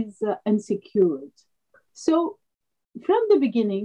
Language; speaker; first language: English; non-native, fluent; French